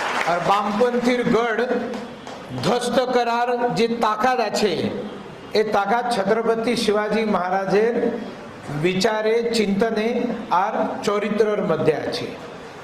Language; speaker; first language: Bangla; non-native, local second language; Marathi